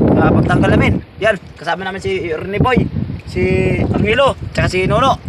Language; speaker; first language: Filipino; non-native, local second language; Cebuano